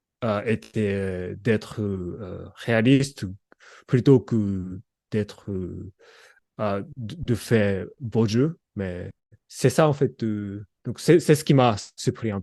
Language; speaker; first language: French; non-native, learner; Japanese